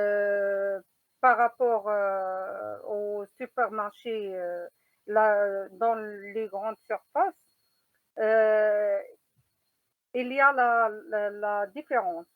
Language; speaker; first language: French; non-native, learner; Arabic